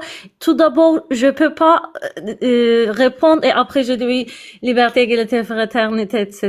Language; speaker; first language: French; non-native, learner; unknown